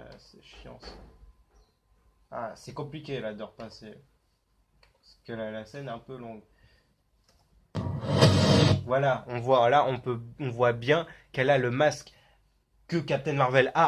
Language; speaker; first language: French; native; French